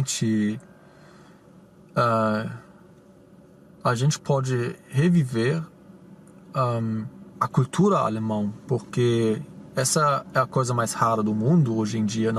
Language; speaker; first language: Portuguese; non-native, fluent; German